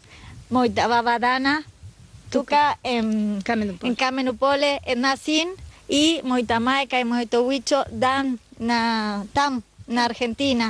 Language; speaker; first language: Bulgarian; non-native, learner; Spanish